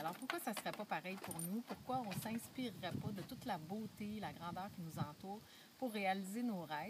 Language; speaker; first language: French; native; French